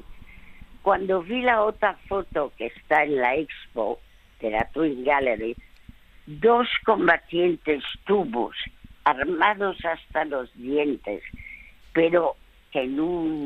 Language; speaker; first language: Spanish; early bilingual, other home language; French